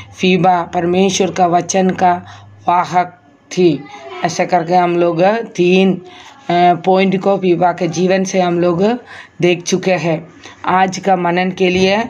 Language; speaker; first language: Hindi; non-native, local second language; Malayalam